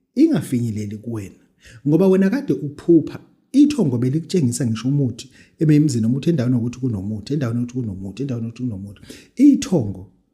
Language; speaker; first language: Zulu; native; Zulu